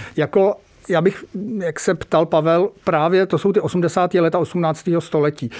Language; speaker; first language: Czech; native; Czech